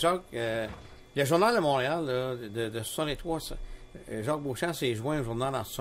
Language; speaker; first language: French; native; French